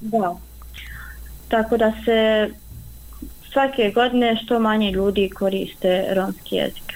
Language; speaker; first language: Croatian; non-native, local second language; Romany